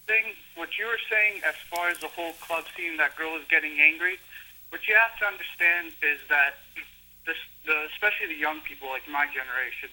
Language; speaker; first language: English; early bilingual, other home language; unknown